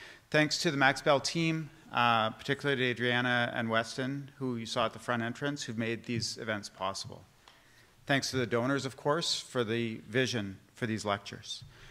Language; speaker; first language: English; native; English